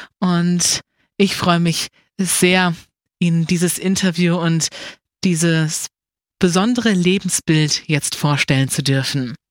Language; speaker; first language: German; native; German